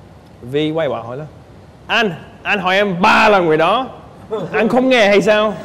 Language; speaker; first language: Vietnamese; non-native, fluent; English